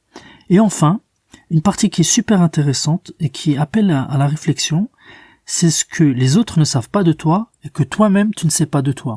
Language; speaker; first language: French; native; French